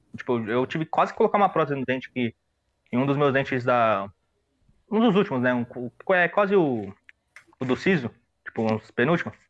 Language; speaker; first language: Portuguese; native; Portuguese